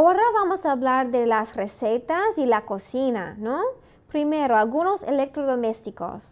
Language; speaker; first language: Spanish; non-native, fluent; English